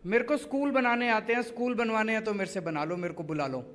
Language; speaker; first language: Hindi; native; Hindi